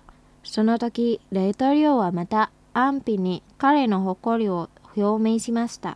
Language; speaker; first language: Japanese; non-native, fluent; Indonesian